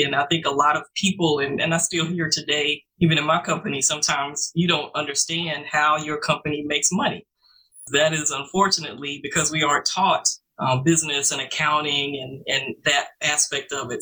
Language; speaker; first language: English; native; English